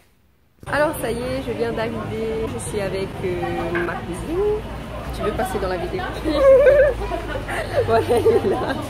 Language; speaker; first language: French; native; French